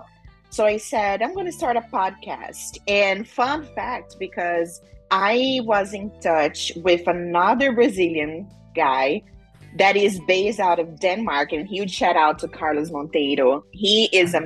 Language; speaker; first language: English; non-native, fluent; Portuguese